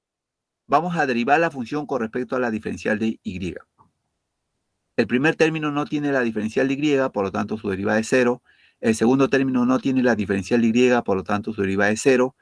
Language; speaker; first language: Spanish; native; Spanish